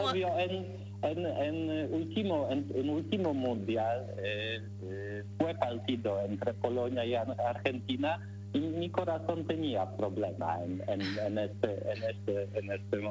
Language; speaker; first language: Spanish; non-native, learner; Polish